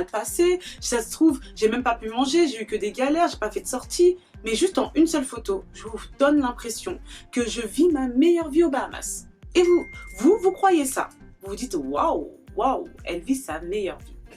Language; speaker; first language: French; native; French